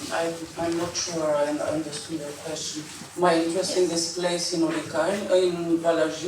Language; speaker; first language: English; non-native, fluent; Romanian